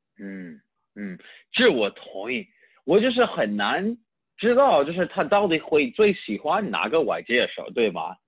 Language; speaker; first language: Chinese; early bilingual, heritage; Chinese